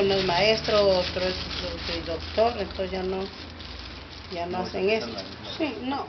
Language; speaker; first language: Spanish; native; Spanish